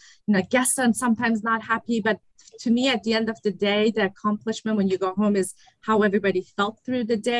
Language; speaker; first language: English; non-native, fluent; German